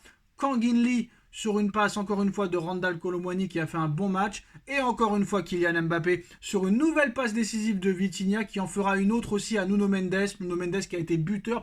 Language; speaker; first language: French; native; French